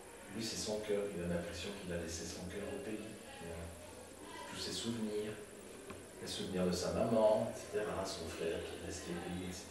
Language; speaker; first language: French; native; French